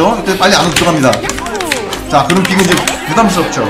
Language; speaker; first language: Korean; native; Korean